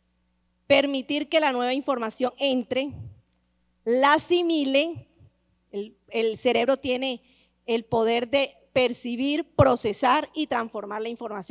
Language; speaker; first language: Spanish; native; Spanish